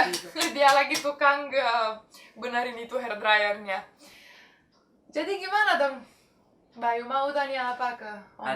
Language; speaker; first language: Indonesian; non-native, fluent; Romanian